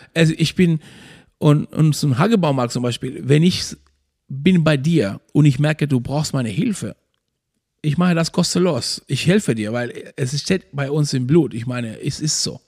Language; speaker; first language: German; non-native, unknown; Spanish